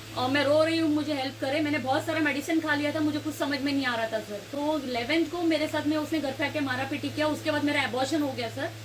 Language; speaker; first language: Hindi; non-native, local second language; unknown